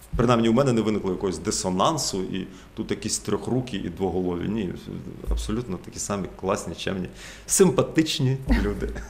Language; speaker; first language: Ukrainian; native; Ukrainian